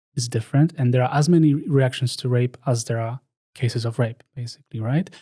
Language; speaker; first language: English; non-native, fluent; Polish